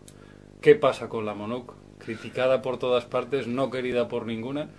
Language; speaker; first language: Spanish; native; Spanish